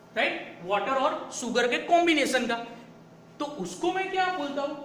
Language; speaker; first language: Hindi; non-native, local second language; Gujarati